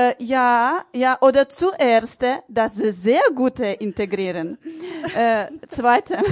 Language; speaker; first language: German; non-native, learner; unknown